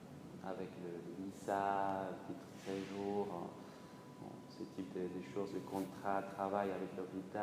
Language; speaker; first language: French; non-native, fluent; Spanish